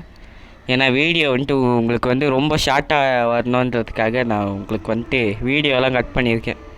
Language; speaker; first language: Tamil; native; Tamil